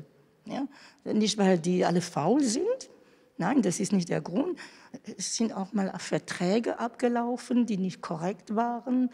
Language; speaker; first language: German; non-native, fluent; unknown